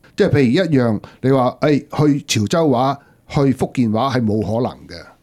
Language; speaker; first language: Cantonese; non-native, local second language; Wu Chinese